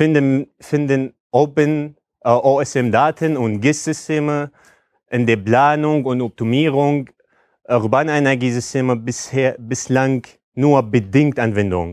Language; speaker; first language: German; non-native, fluent; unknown